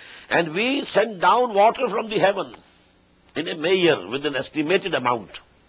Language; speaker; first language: English; non-native, local second language; Urdu